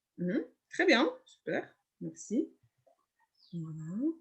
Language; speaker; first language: French; non-native, fluent; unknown